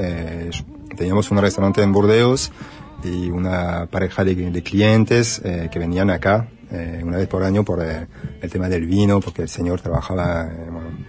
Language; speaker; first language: Spanish; non-native, fluent; French